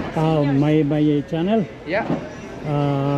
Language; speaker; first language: English; non-native, learner; Filipino